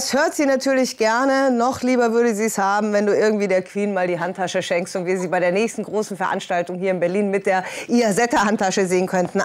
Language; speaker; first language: German; native; German